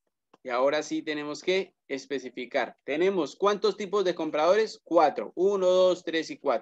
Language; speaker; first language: Spanish; native; Spanish